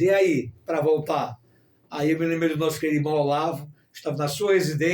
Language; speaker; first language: Portuguese; native; Portuguese